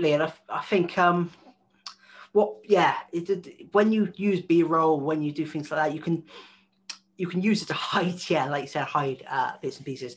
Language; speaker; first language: English; native; English